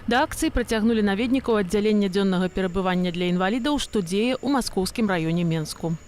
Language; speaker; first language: Belarusian; native; Belarusian